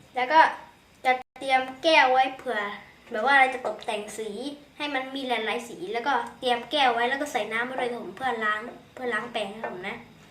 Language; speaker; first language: Thai; native; Thai